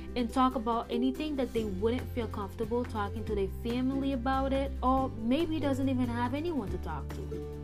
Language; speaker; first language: English; early bilingual, other home language; Haitian Creole